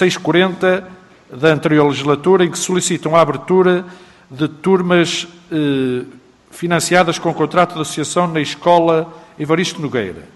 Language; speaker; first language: Portuguese; native; Portuguese